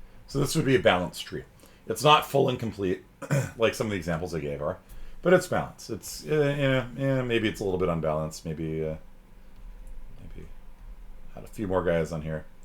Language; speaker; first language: English; native; English